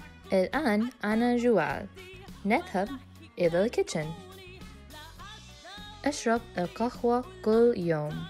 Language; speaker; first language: Arabic; non-native, learner; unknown